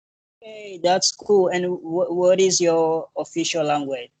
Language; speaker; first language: English; non-native, learner; Portuguese